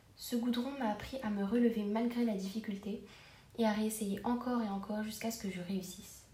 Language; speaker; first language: French; non-native, local second language; Arabic